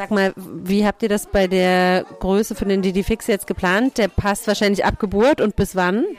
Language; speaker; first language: German; native; German